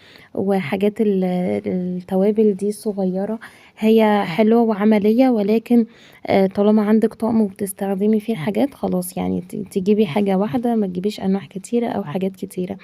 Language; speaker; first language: Arabic; native; Arabic